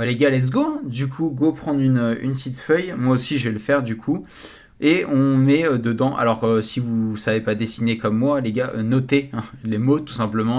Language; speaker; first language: French; native; French